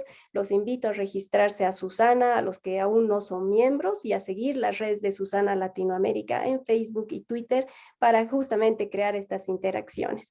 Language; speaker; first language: Spanish; native; Spanish